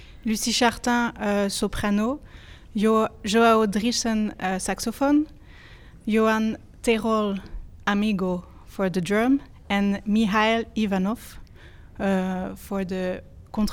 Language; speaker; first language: Dutch; non-native, fluent; French